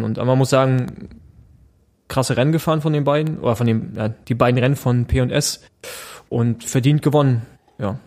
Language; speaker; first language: German; native; German